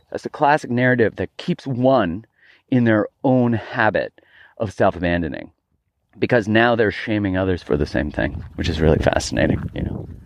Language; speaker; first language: English; native; English